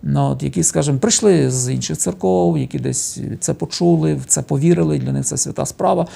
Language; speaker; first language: Ukrainian; native; Ukrainian